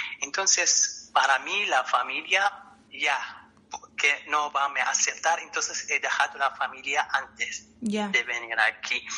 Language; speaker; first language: Spanish; non-native, learner; Arabic